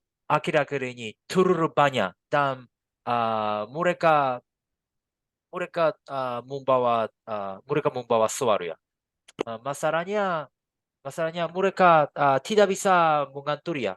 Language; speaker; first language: Indonesian; non-native, learner; Japanese